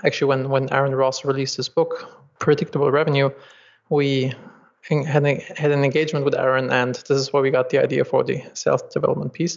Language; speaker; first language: English; non-native, fluent; German